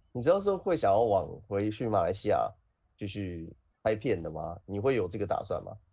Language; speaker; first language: Chinese; native; Chinese